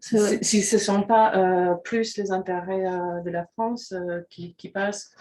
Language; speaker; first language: French; non-native, fluent; Polish